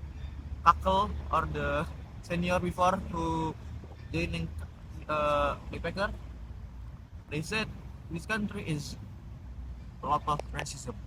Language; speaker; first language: English; non-native, learner; Indonesian